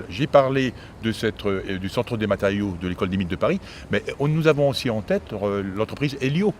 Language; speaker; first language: French; native; French